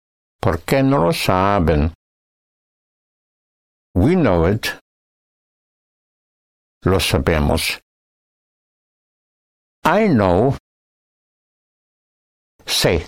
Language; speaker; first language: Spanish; non-native, fluent; English